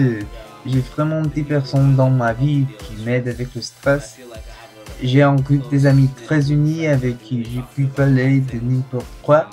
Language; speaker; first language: French; non-native, learner; English